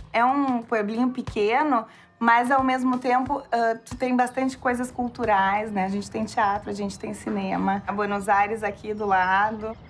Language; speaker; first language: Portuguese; non-native, fluent; Spanish